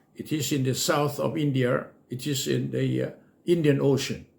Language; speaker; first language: English; non-native, fluent; Thai